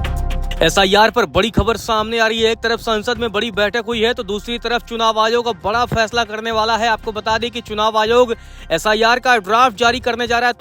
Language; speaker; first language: Hindi; native; Hindi